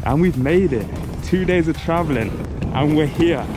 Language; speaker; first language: English; native; English